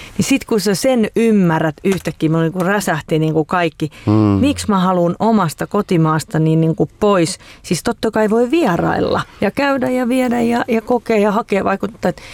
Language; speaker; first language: Finnish; native; Finnish